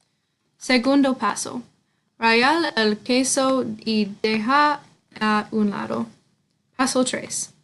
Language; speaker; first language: Spanish; non-native, learner; English